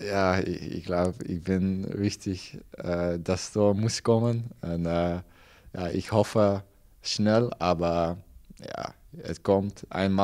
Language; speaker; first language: German; non-native, learner; Dutch